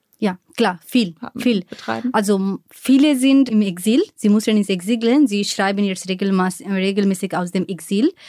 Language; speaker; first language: German; non-native, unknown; Bangla